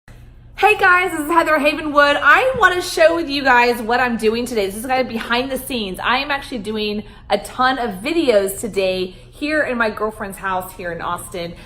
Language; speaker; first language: English; native; English